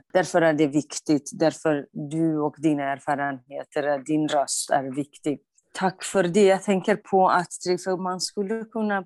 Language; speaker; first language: Swedish; non-native, fluent; Kurdish